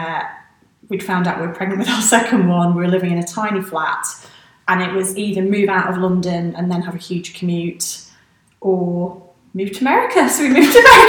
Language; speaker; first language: English; native; English